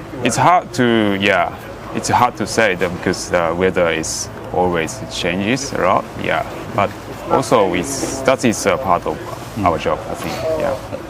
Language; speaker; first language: English; non-native, learner; Japanese